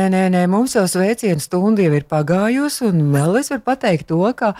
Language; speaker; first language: Latvian; native; Latvian